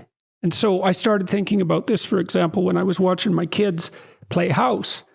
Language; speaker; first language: English; native; English